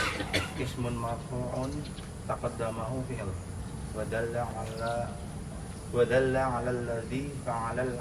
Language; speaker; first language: Arabic; non-native, learner; Indonesian